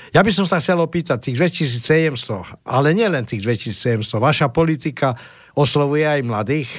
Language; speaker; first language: Slovak; native; Slovak